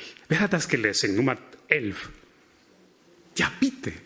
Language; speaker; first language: German; non-native, fluent; Spanish